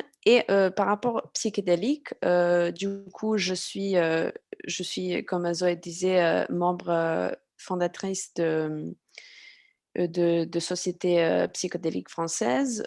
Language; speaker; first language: French; non-native, fluent; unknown